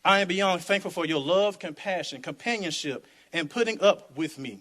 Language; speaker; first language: English; native; English